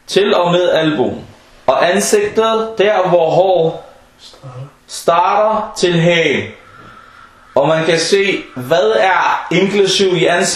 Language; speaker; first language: Danish; non-native, fluent; Arabic